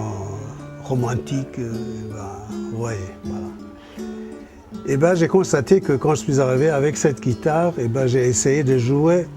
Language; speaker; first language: French; non-native, fluent; German